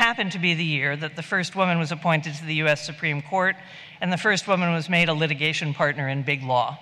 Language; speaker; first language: English; native; English